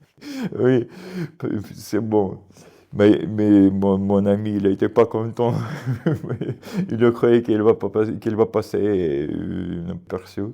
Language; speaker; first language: French; non-native, fluent; Russian